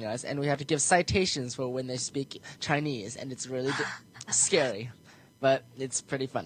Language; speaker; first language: English; native; English